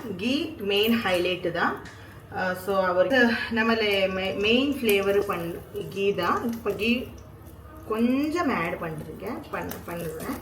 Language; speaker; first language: Tamil; non-native, learner; Malayalam